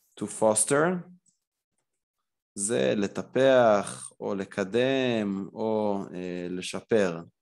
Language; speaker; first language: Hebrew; native; Hebrew